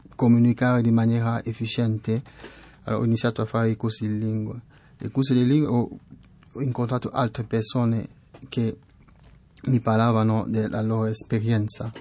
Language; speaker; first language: Italian; non-native, fluent; French